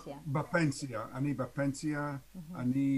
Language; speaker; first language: Hebrew; non-native, learner; English